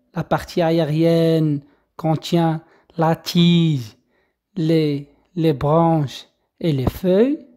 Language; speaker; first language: French; non-native, local second language; Arabic